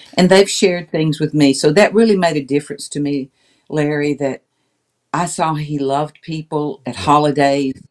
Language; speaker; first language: English; native; English